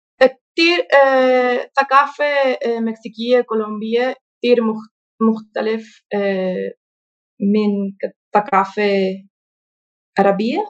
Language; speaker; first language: Arabic; non-native, learner; Spanish